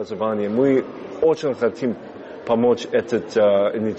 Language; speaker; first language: Russian; non-native, learner; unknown